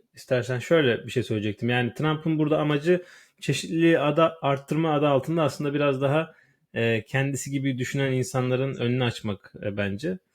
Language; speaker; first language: Turkish; native; Turkish